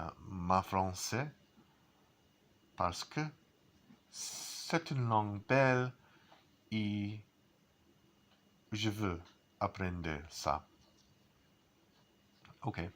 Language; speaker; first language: French; non-native, learner; English